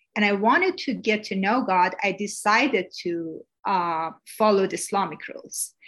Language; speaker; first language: English; non-native, fluent; Persian